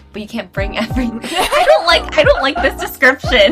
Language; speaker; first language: English; early bilingual, other home language; Chinese